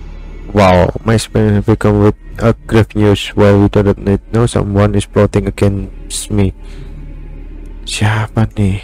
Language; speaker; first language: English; non-native, learner; Indonesian